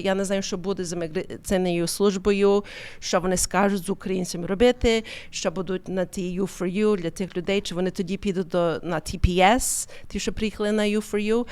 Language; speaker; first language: Ukrainian; early bilingual, heritage; Ukrainian